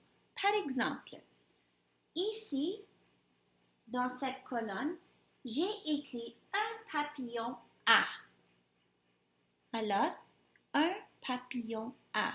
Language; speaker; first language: French; non-native, fluent; English